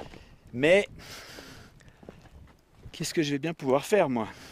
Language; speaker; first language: French; native; French